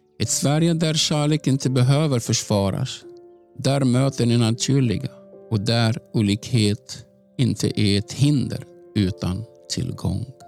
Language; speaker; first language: Swedish; non-native, fluent; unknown